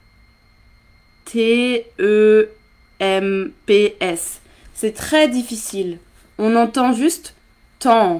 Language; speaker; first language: French; native; French